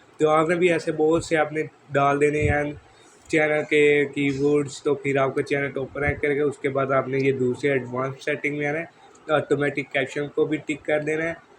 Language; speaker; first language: Urdu; non-native, local second language; Punjabi